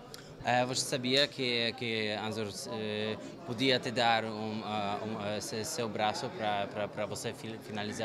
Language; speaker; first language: Portuguese; non-native, fluent; Polish